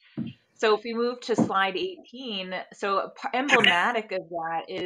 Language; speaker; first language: English; native; English